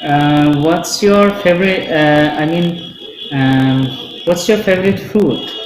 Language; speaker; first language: English; non-native, fluent; Bangla